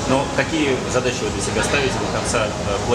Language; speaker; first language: Russian; native; Russian